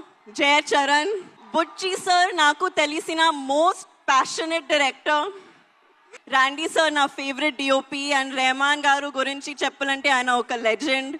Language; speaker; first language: Telugu; non-native, learner; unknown